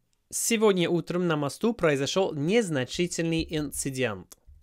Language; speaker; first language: Russian; non-native, fluent; English